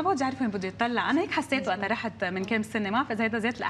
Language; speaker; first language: Arabic; native; Arabic